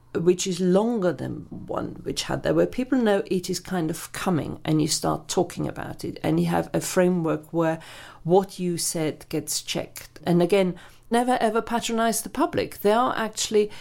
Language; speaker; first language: English; non-native, fluent; German